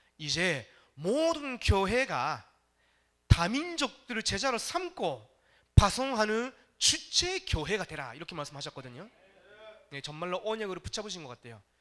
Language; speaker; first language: Korean; non-native, fluent; Japanese